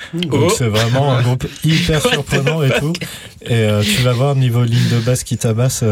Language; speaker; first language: French; native; French